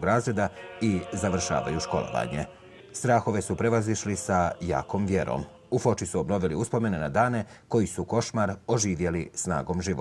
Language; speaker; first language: Bosnian; native; Bosnian